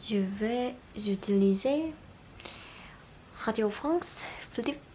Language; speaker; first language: French; non-native, learner; Korean